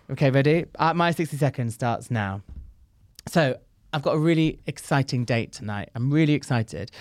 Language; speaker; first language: English; native; English